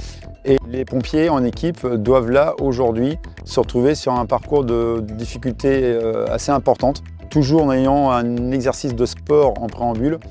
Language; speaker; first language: French; native; French